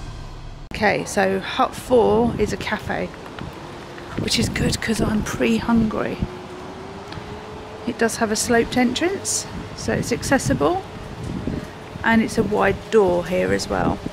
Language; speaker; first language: English; native; English